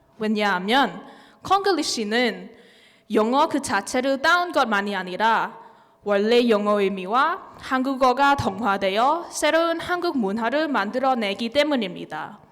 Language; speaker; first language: Korean; non-native, learner; English